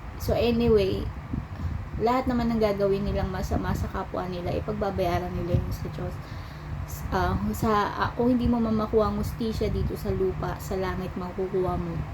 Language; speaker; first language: Filipino; native; Filipino